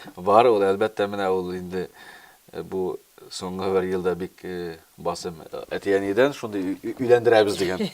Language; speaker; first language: Tatar; early bilingual, heritage; Tatar